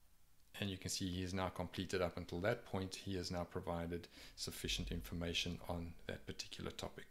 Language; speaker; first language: English; native; English